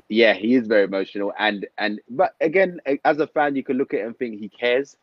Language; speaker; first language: English; native; English